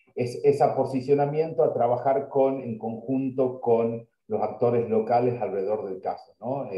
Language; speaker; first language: Spanish; native; Spanish